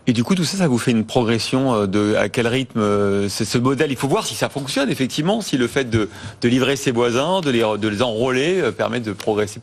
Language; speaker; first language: French; native; French